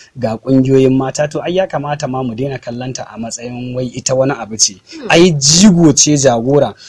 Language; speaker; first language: Hausa; native; Hausa